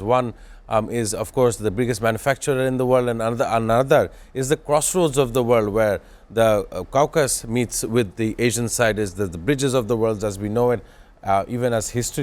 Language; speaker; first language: English; non-native, local second language; Bangla